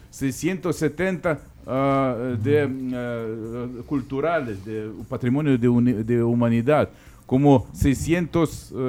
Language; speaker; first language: Spanish; non-native, fluent; Ukrainian